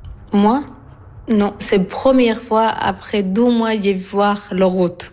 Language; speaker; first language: French; non-native, learner; Arabic